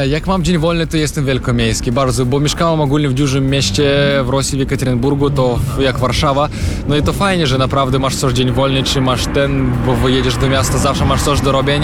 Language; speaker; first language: Polish; non-native, fluent; Russian